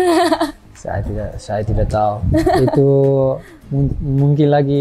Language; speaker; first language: Indonesian; non-native, fluent; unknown